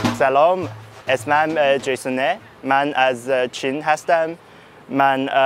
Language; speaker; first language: Persian; non-native, learner; Chinese